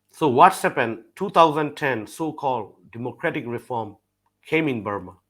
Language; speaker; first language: English; non-native, fluent; Burmese